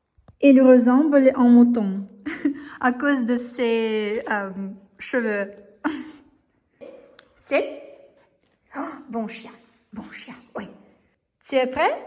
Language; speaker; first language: French; non-native, fluent; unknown